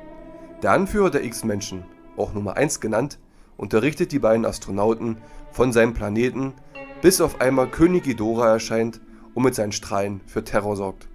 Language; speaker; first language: German; native; German